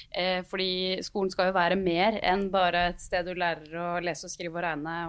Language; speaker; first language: Norwegian; native; Norwegian